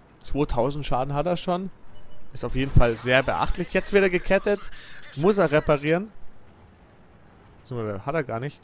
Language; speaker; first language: German; native; German